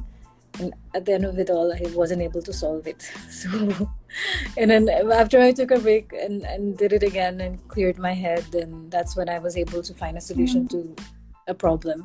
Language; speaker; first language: English; non-native, local second language; Filipino